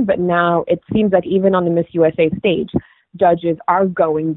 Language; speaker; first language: English; non-native, fluent; Arabic